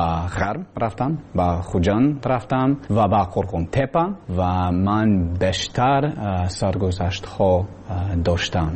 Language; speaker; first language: Tajik; non-native, learner; English